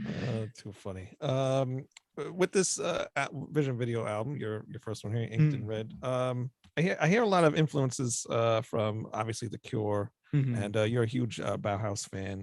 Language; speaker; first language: English; native; English